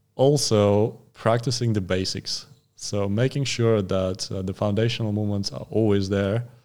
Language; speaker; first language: English; non-native, fluent; Russian